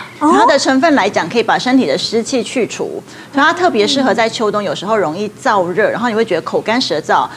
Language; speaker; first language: Chinese; native; Chinese